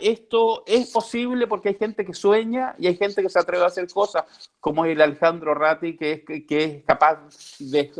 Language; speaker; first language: Spanish; native; Spanish